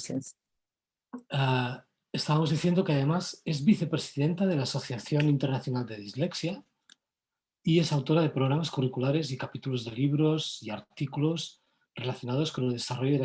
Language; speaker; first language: Spanish; non-native, local second language; Catalan